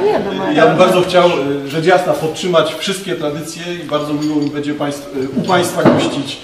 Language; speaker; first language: Polish; native; Polish